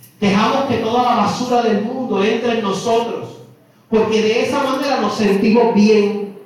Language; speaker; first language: Spanish; native; Spanish